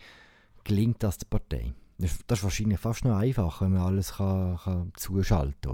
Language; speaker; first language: German; native; German